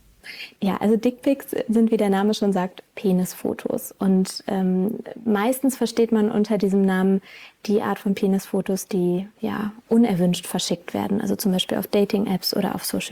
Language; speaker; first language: German; native; German